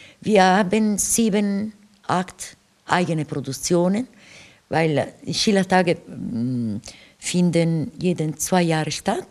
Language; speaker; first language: German; non-native, fluent; Italian